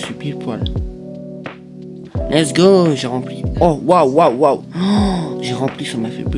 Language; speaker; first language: French; native; French